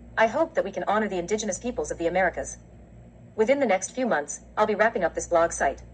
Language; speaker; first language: English; native; English